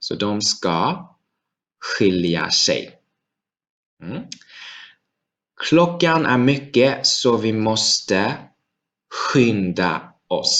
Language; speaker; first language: Swedish; non-native, fluent; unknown